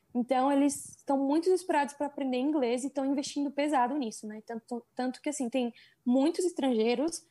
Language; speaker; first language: Portuguese; native; Portuguese